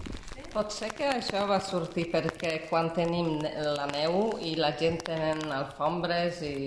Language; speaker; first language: Catalan; non-native, fluent; Polish